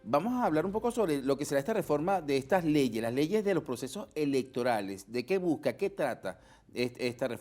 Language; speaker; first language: Spanish; native; Spanish